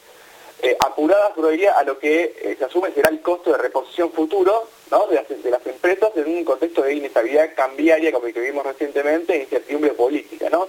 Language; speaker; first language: Spanish; native; Spanish